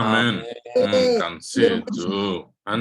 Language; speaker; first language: Chinese; non-native, fluent; Indonesian